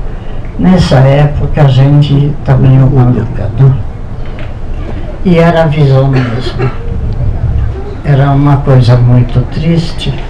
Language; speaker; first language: Portuguese; non-native, fluent; Polish